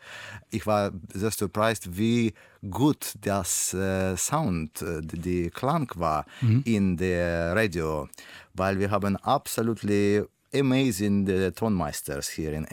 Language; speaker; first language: German; non-native, learner; Russian